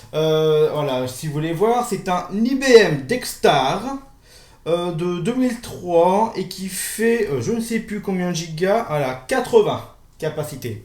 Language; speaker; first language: French; native; French